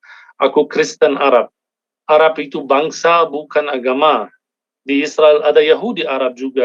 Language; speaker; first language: Indonesian; non-native, fluent; Arabic